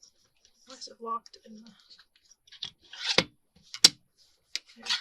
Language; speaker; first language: English; native; English